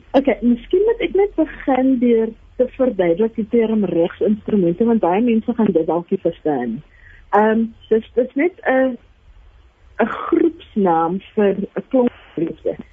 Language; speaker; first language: Afrikaans; native; Afrikaans